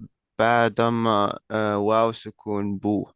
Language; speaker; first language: Arabic; non-native, learner; Estonian